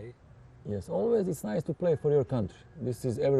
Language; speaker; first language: English; non-native, fluent; Serbian